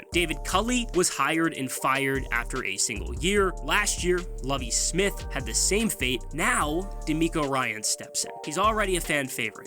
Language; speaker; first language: English; native; English